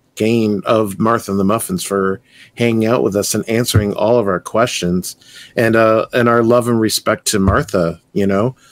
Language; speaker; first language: English; native; English